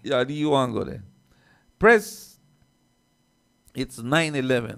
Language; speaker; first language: English; native; English